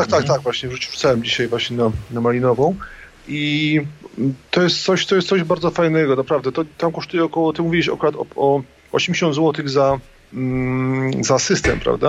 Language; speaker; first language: Polish; native; Polish